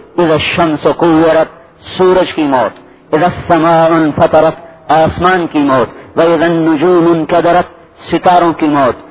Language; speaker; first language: Urdu; non-native, local second language; Saraiki